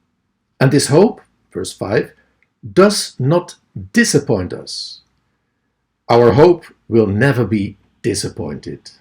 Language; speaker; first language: English; non-native, fluent; Dutch